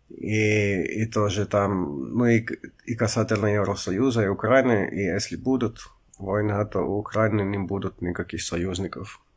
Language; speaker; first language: Russian; non-native, fluent; Finnish